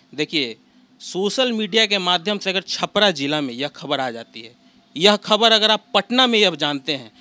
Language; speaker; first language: Hindi; native; Hindi